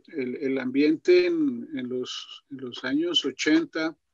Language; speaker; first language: Spanish; native; Spanish